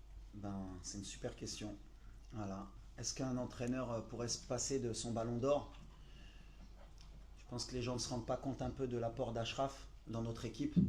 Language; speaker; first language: French; native; French